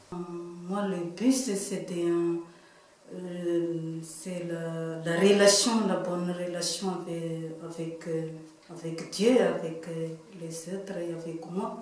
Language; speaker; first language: French; non-native, local second language; Malagasy